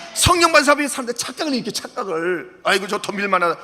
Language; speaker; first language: Korean; native; Korean